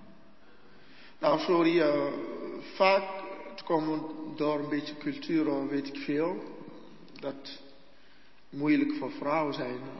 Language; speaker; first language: Dutch; non-native, learner; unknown